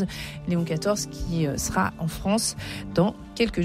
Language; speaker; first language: French; native; French